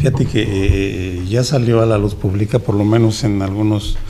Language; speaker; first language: Spanish; native; Spanish